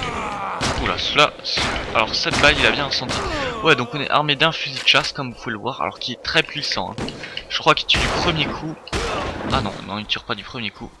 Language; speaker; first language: French; native; French